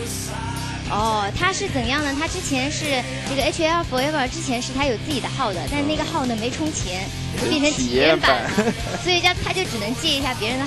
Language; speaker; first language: Chinese; native; Chinese